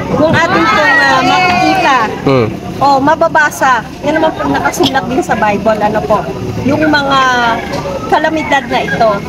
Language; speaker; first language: Filipino; native; Filipino